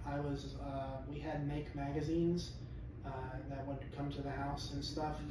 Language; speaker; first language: English; native; English